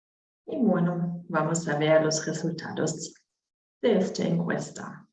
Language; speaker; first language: Spanish; non-native, learner; German